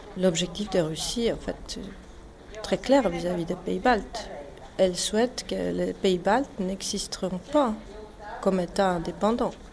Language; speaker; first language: French; non-native, fluent; Estonian